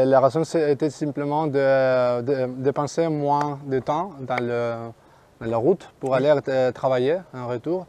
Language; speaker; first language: French; non-native, fluent; Spanish